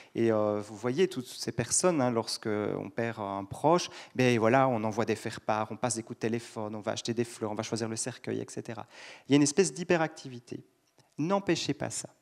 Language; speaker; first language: French; native; French